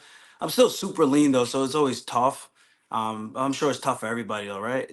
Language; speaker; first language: English; native; English